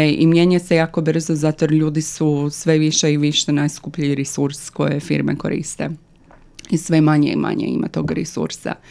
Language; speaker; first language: Croatian; early bilingual, other home language; English